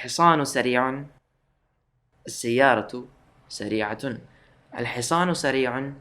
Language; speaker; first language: Arabic; non-native, fluent; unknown